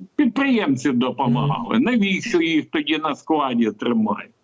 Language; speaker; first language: Ukrainian; native; Ukrainian